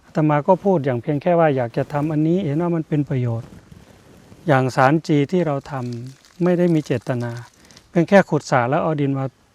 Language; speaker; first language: Thai; native; Thai